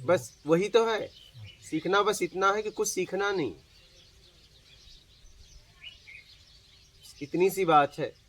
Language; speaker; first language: Hindi; native; Hindi